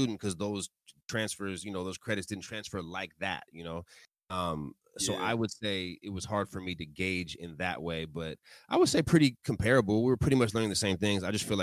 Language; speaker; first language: English; native; English